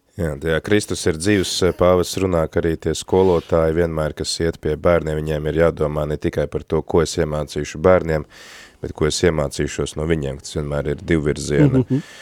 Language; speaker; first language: Latvian; native; Latvian